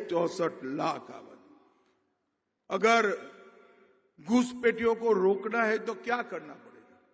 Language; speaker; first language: Hindi; non-native, local second language; Gujarati